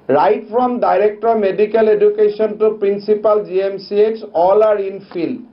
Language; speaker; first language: English; non-native, local second language; Assamese